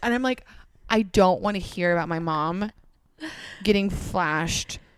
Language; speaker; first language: English; native; English